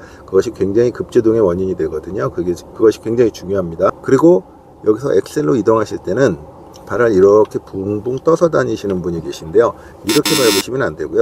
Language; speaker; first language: Korean; native; Korean